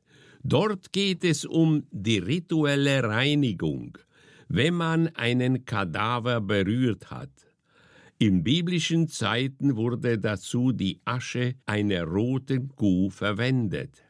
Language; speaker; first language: German; native; German